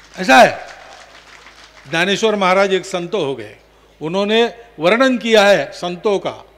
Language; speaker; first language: Hindi; non-native, local second language; Marathi